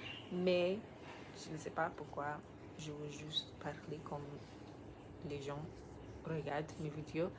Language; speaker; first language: French; non-native, learner; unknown